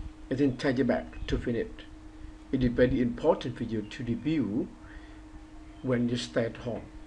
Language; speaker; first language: English; non-native, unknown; Vietnamese